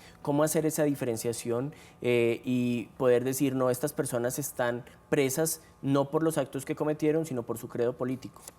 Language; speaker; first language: Spanish; native; Spanish